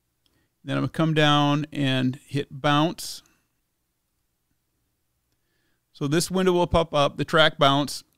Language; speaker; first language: English; native; English